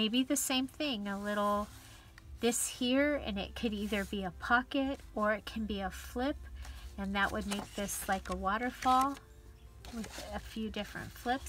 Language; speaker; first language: English; native; English